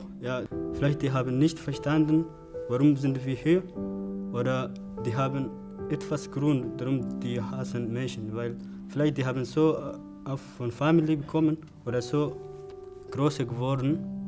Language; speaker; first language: German; non-native, learner; Oromo